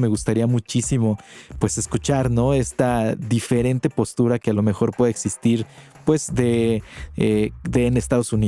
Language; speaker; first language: Spanish; native; Spanish